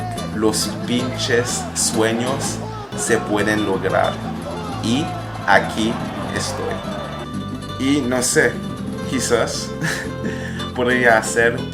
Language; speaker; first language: Spanish; non-native, learner; French